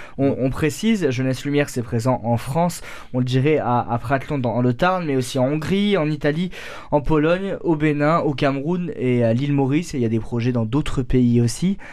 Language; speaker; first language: French; native; French